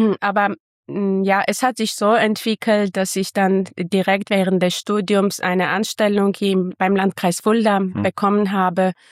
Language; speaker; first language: German; non-native, fluent; Armenian